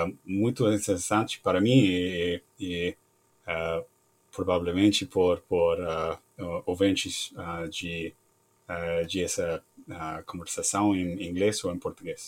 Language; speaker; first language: Portuguese; non-native, learner; English